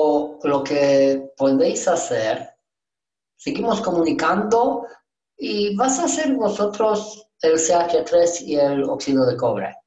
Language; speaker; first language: Spanish; non-native, learner; Romanian